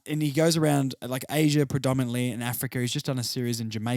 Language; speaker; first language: English; native; English